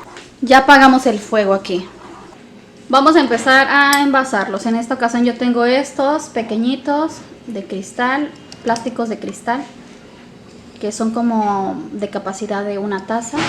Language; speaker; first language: Spanish; native; Spanish